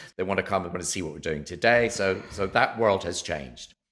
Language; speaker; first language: English; native; English